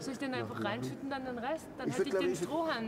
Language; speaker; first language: German; native; German